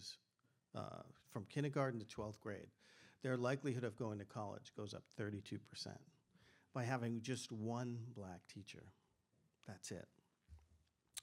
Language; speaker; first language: English; native; English